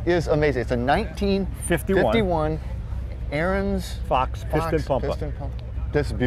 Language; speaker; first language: English; native; English